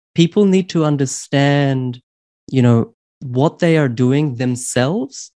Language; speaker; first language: English; native; English